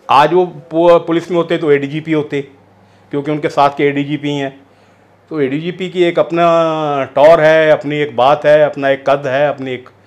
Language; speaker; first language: Hindi; non-native, local second language; Punjabi